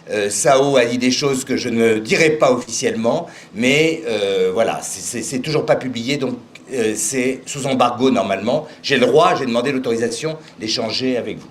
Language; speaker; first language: French; native; French